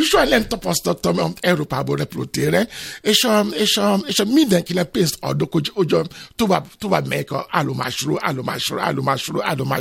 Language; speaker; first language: Hungarian; non-native, fluent; Yoruba